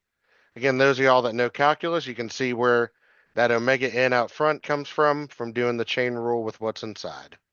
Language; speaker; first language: English; native; English